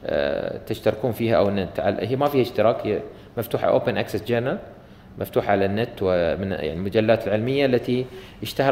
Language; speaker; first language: Arabic; native; Arabic